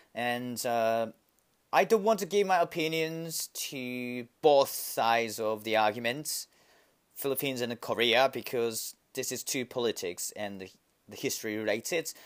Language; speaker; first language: English; non-native, learner; Japanese